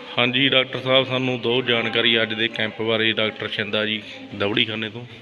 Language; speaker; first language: Punjabi; native; Punjabi